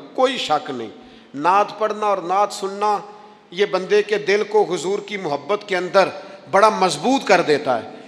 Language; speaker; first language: Urdu; non-native, local second language; Punjabi